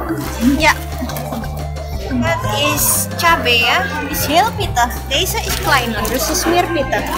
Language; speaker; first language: Dutch; non-native, local second language; Indonesian